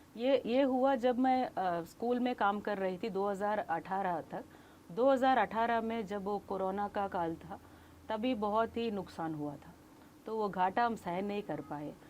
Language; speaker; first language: Hindi; non-native, local second language; Kannada